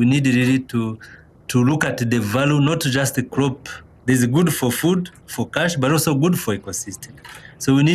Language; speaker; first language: English; non-native, local second language; Kinyarwanda